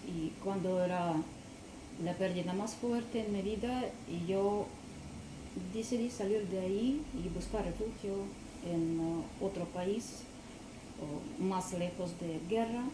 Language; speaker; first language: Spanish; non-native, learner; Russian